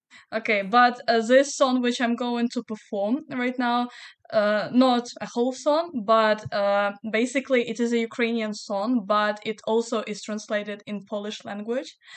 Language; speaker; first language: English; non-native, fluent; Ukrainian